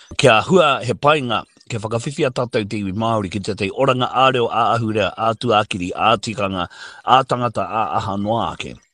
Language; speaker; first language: Māori; non-native, local second language; English